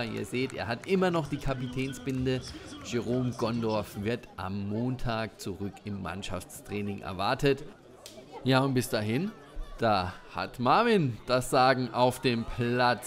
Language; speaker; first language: German; native; German